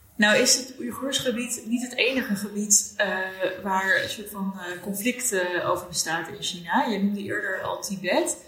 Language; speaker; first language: Dutch; native; Dutch